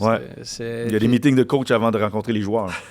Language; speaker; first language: French; native; French